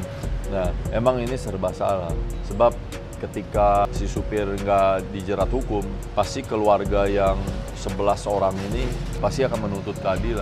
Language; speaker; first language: Indonesian; native; Indonesian